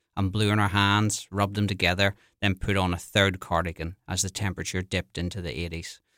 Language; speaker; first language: English; native; English